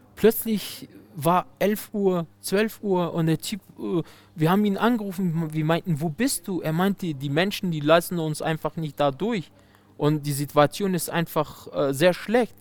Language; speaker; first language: German; non-native, fluent; Persian